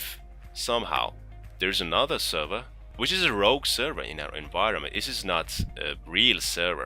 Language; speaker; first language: English; non-native, fluent; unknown